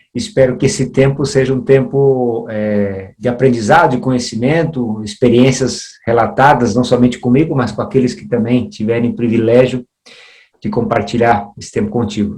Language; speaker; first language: Portuguese; early bilingual, other home language; Spanish